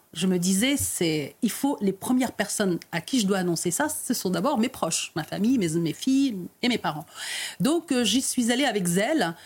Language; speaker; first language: French; early bilingual, other home language; Arabic